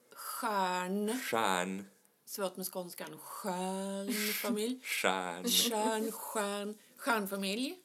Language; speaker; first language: Swedish; native; Swedish